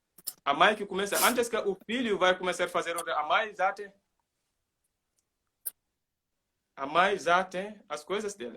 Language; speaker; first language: Portuguese; non-native, learner; Mandingo